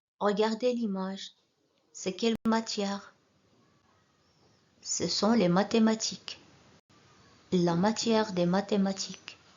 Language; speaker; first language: French; non-native, local second language; Arabic